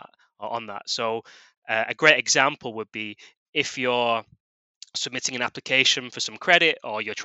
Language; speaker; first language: English; native; English